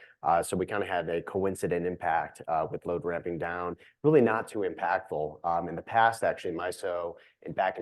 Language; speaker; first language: English; native; English